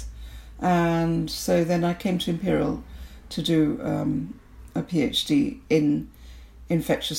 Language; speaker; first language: English; non-native, local second language; Bangla